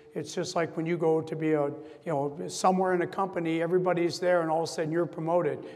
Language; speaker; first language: English; native; English